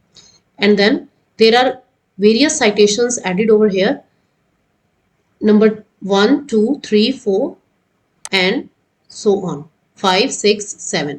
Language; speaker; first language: English; non-native, local second language; Hindi